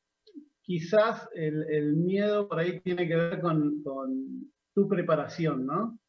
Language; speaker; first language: Spanish; native; Spanish